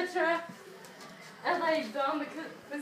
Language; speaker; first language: French; non-native, learner; English